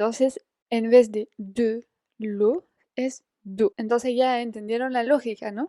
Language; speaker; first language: Spanish; non-native, fluent; French